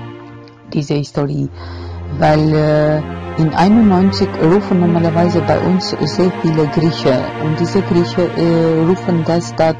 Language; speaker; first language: German; non-native, fluent; Albanian